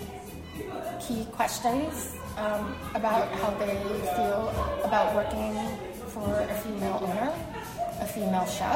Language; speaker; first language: English; early bilingual, other home language; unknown